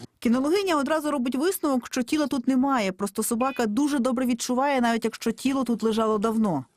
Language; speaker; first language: Ukrainian; native; Ukrainian